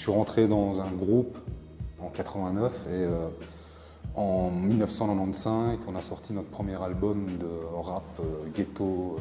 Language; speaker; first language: French; native; French